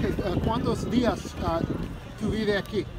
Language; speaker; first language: Spanish; non-native, learner; English